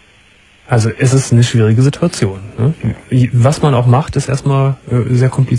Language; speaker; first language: German; native; German